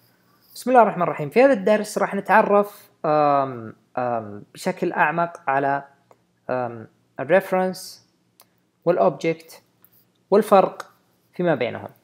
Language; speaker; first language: Arabic; native; Arabic